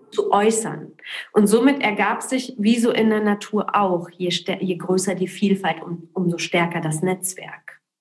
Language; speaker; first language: German; early bilingual, other home language; Polish